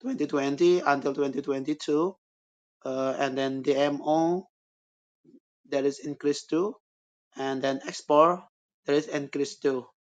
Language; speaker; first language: English; non-native, learner; Indonesian